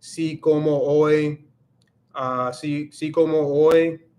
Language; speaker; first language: Spanish; non-native, learner; English